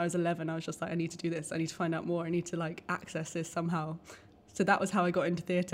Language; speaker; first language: English; native; English